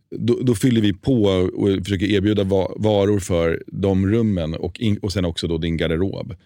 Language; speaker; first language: Swedish; native; Swedish